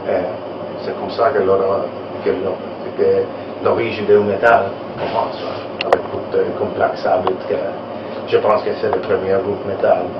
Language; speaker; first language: French; non-native, learner; Italian